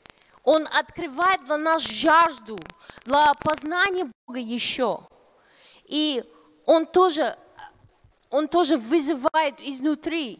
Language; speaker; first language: Russian; non-native, fluent; English